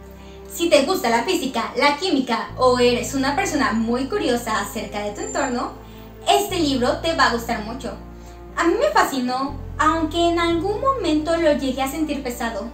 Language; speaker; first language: Spanish; native; Spanish